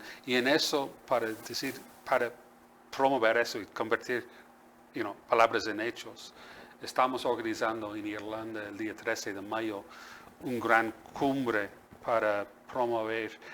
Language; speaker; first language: Spanish; non-native, fluent; English